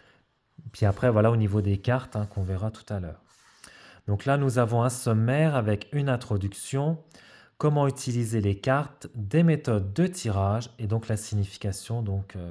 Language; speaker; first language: French; native; French